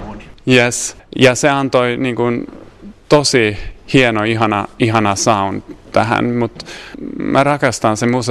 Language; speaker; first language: Finnish; non-native, fluent; Swedish